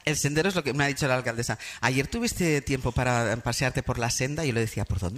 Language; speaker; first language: Spanish; native; Spanish